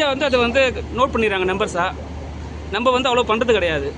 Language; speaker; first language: Tamil; native; Tamil